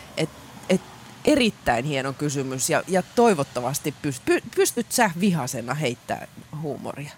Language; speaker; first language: Finnish; non-native, local second language; Swedish